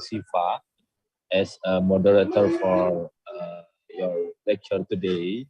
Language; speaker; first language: English; non-native, learner; Indonesian